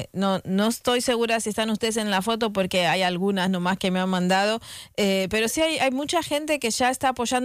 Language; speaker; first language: Spanish; native; Spanish